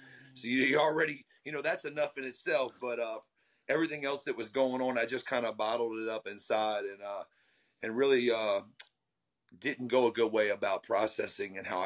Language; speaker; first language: English; native; English